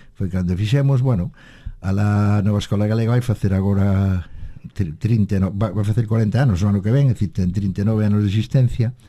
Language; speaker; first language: Galician; native; Galician